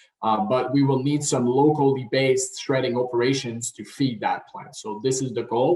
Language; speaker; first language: English; non-native, local second language; French